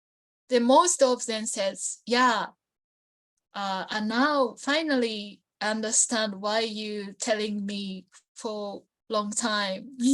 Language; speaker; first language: English; non-native, learner; Japanese